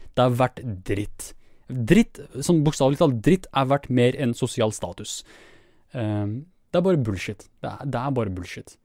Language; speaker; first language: Norwegian; early bilingual, other home language; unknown